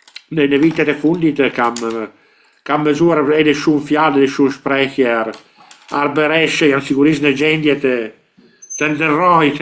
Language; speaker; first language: Albanian; non-native, learner; Italian